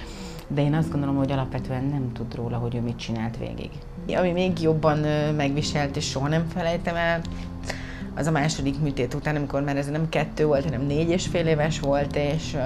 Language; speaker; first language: Hungarian; native; Hungarian